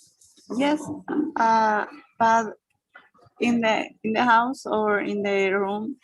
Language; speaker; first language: English; non-native, learner; Spanish